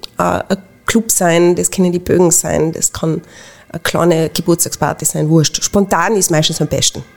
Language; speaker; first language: German; native; German